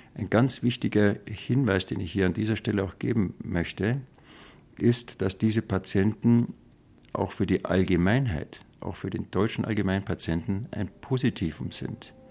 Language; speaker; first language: German; native; German